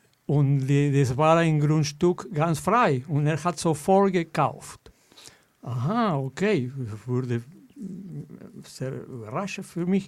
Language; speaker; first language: German; non-native, fluent; Spanish